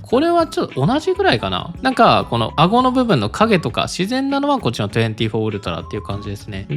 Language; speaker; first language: Japanese; native; Japanese